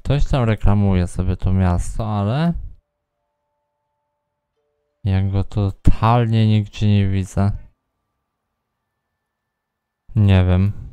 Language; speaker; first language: Polish; native; Polish